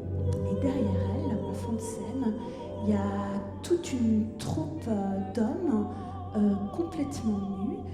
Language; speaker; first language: French; native; French